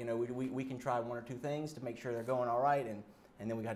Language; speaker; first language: English; native; English